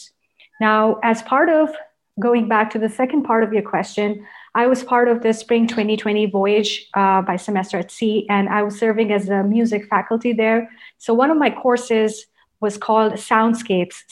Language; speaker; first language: English; non-native, local second language; Urdu